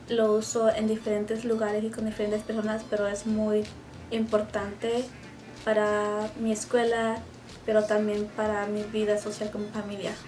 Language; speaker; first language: Spanish; early bilingual, heritage; Spanish